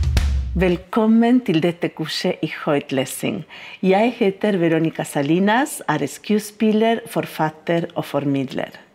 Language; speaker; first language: Norwegian; non-native, fluent; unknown